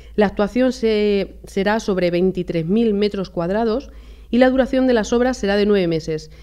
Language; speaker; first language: Spanish; native; Spanish